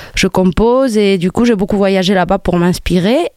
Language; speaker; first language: French; non-native, fluent; Spanish